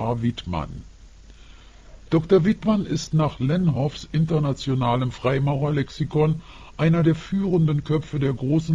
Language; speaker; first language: German; native; German